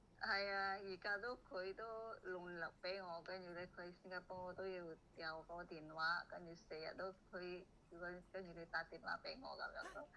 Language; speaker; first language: Cantonese; non-native, fluent; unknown